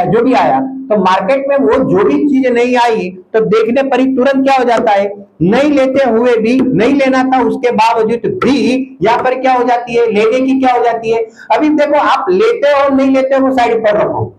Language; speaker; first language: Hindi; non-native, local second language; Gujarati